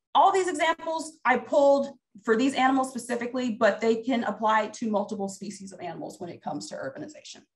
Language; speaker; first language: English; native; English